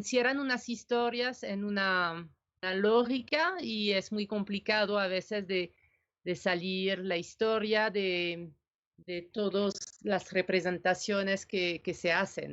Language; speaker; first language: Spanish; non-native, fluent; French